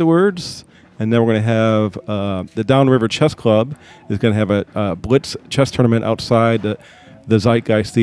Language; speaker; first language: English; native; English